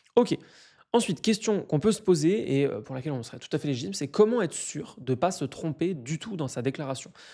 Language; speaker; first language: French; native; French